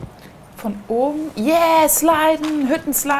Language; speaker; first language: German; native; German